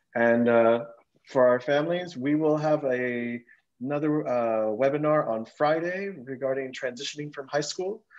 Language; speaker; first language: English; early bilingual, other home language; Spanish